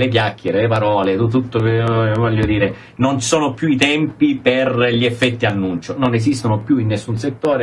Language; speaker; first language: Italian; native; Italian